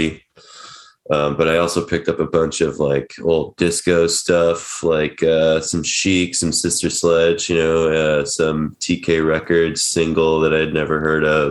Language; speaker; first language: English; native; English